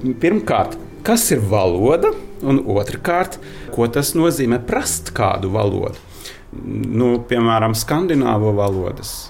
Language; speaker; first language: Latvian; non-native, fluent; Norwegian